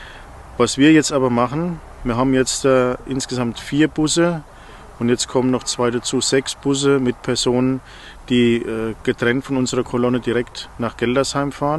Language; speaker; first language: German; native; German